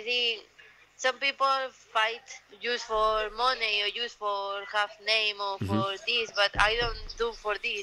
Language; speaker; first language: English; non-native, learner; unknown